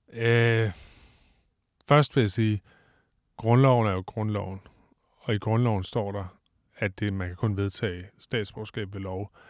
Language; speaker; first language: Danish; native; Danish